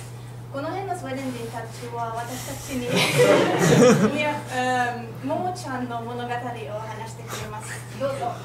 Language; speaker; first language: Japanese; non-native, learner; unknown